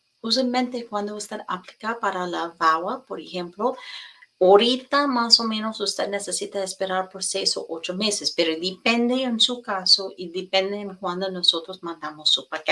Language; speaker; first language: Spanish; non-native, fluent; English